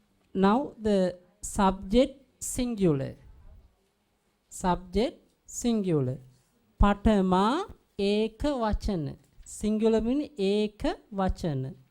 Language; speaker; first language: English; non-native, learner; Sinhala